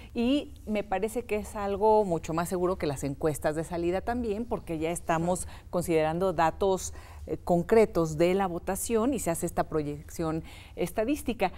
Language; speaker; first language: Spanish; native; Spanish